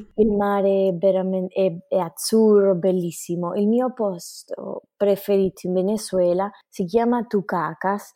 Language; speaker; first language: Italian; non-native, fluent; Spanish